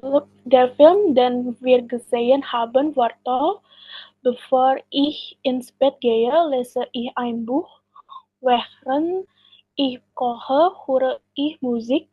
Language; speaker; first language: German; non-native, learner; Indonesian